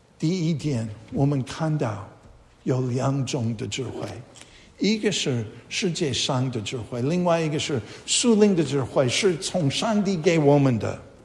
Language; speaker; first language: Chinese; non-native, fluent; English